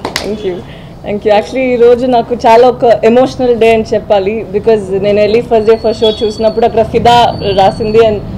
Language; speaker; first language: Telugu; non-native, learner; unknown